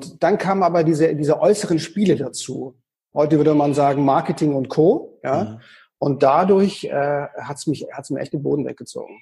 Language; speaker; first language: German; native; German